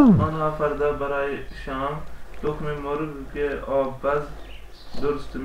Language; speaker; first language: Persian; non-native, learner; Urdu